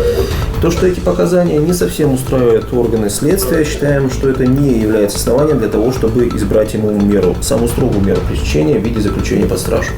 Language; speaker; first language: Russian; native; Russian